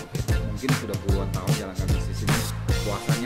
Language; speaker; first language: Indonesian; native; Indonesian